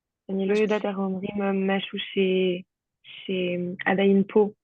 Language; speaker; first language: Hebrew; non-native, learner; French